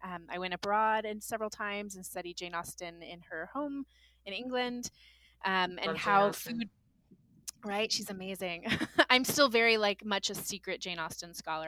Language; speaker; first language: English; native; English